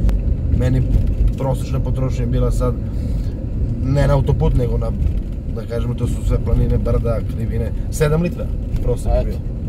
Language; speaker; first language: Serbian; native; Serbian